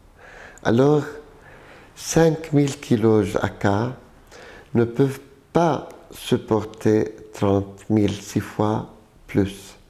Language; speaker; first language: French; non-native, local second language; Arabic